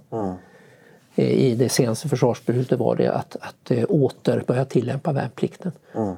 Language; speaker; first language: Swedish; native; Swedish